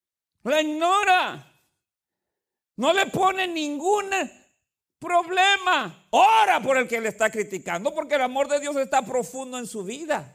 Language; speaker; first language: Spanish; native; Spanish